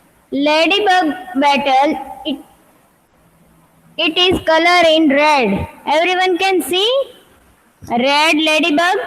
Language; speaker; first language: English; non-native, local second language; Hindi